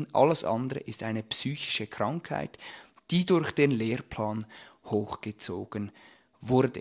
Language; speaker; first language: German; native; German